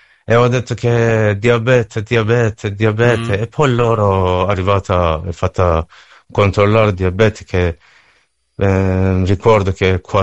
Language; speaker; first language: Italian; non-native, learner; Persian